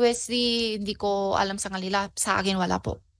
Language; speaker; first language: Filipino; non-native, learner; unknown